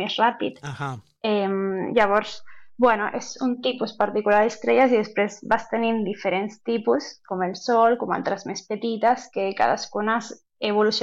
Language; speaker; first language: Catalan; non-native, local second language; Spanish